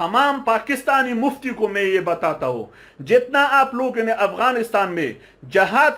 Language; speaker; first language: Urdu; non-native, fluent; Pashto